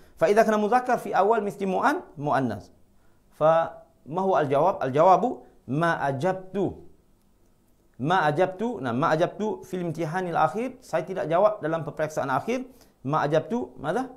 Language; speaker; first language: Arabic; non-native, fluent; Malay